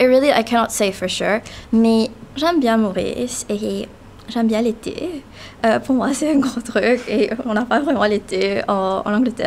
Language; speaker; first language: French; non-native, local second language; Morisyen